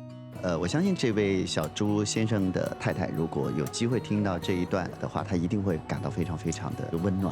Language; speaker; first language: Chinese; native; Chinese